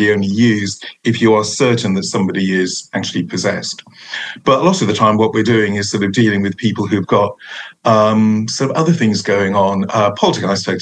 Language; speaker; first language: English; native; English